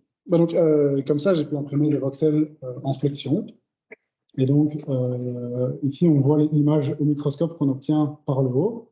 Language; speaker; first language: French; native; French